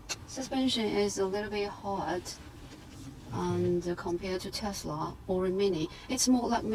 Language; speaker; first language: English; non-native, fluent; Chinese